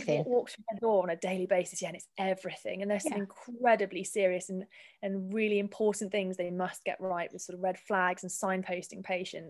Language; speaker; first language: English; native; English